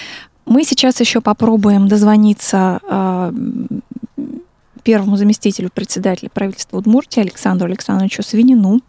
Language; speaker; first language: Russian; native; Russian